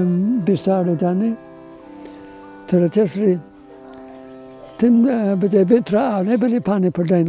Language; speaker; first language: Nepali; non-native, learner; English